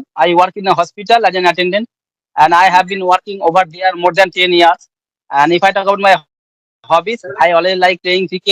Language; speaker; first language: English; non-native, learner; Bangla